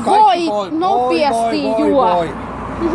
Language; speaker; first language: Finnish; non-native, learner; Thai